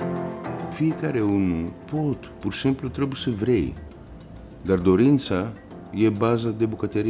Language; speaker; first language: Romanian; non-native, learner; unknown